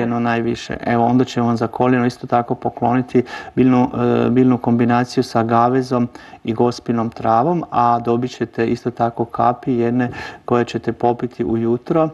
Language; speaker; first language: Croatian; native; Croatian